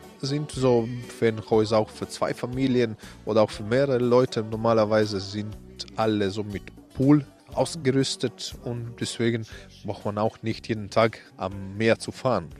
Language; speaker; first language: German; non-native, fluent; Croatian